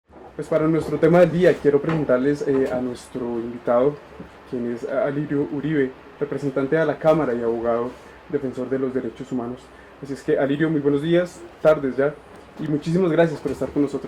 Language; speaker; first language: Spanish; native; Spanish